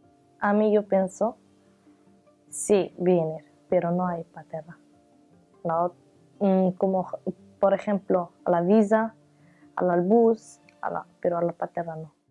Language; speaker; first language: Spanish; non-native, learner; Arabic